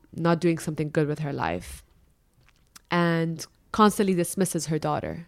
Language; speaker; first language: English; early bilingual, other home language; Arabic